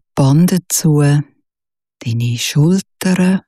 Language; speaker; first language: German; native; German